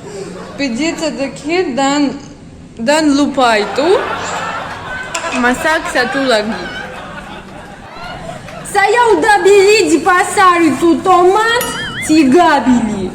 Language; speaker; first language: Indonesian; non-native, learner; Russian